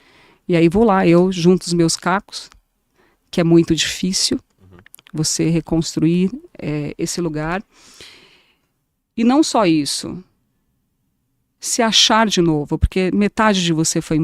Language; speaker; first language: Portuguese; native; Portuguese